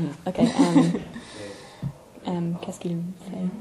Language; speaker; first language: French; non-native, learner; English